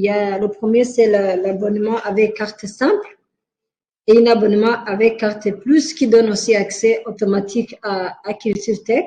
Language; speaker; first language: French; non-native, local second language; Rundi